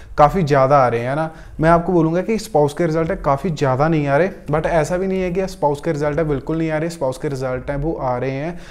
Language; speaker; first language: Hindi; non-native, local second language; Punjabi